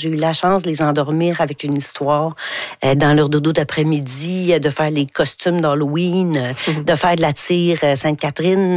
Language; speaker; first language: French; native; French